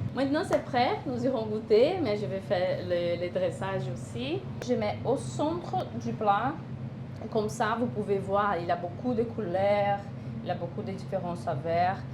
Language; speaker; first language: French; non-native, fluent; Portuguese